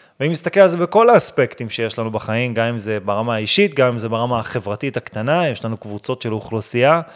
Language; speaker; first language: Hebrew; native; Hebrew